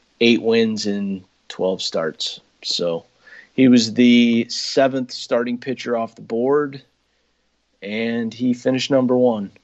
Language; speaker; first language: English; native; English